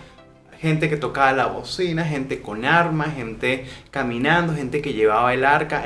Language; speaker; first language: Spanish; native; Spanish